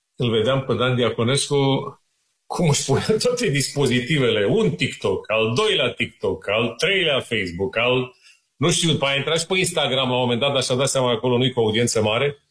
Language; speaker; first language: Romanian; native; Romanian